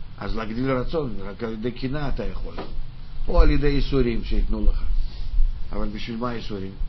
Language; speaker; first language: Hebrew; non-native, fluent; Russian